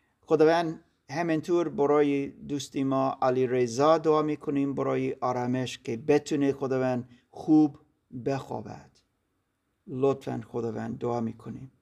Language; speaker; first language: Persian; non-native, learner; German